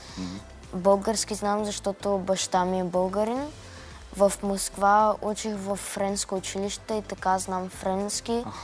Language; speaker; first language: Bulgarian; early bilingual, heritage; Russian